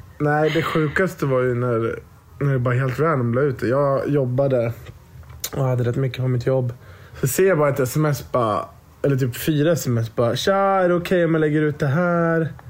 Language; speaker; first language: Swedish; early bilingual, other home language; Croatian